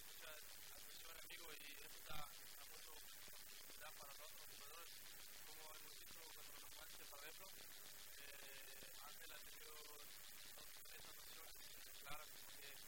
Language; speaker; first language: Spanish; non-native, learner; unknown